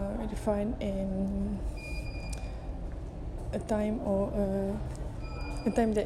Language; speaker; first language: English; non-native, local second language; Malay